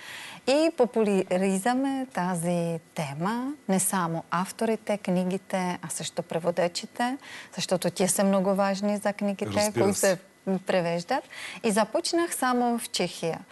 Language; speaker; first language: Bulgarian; non-native, learner; Czech